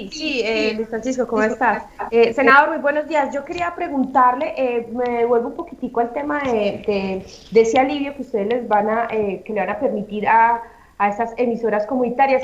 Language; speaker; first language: Spanish; native; Spanish